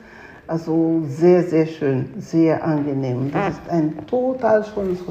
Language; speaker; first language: German; non-native, fluent; Spanish